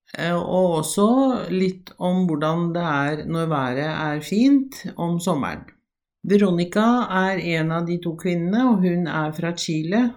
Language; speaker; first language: Norwegian; native; Norwegian